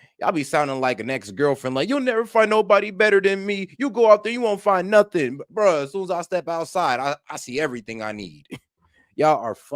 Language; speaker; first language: English; native; English